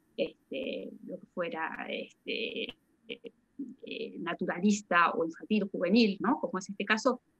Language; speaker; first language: Spanish; native; Spanish